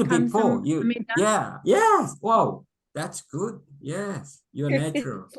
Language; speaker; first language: English; non-native, local second language; Korean